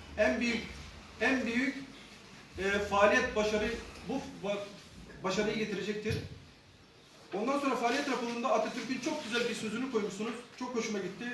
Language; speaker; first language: Turkish; native; Turkish